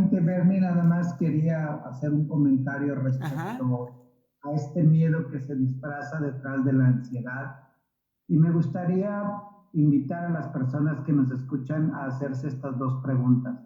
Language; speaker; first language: Spanish; native; Spanish